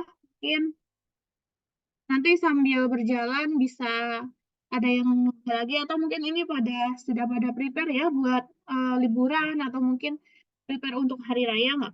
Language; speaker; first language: Indonesian; native; Indonesian